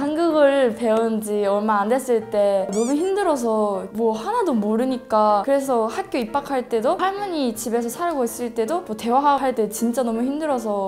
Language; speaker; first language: Korean; non-native, learner; Japanese